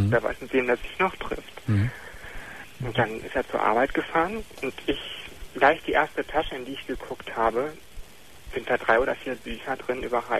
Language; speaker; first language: German; native; German